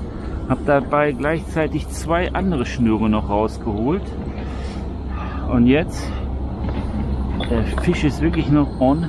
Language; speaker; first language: German; native; German